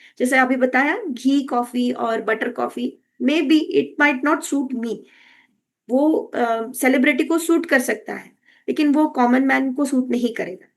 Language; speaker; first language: Hindi; non-native, local second language; Kannada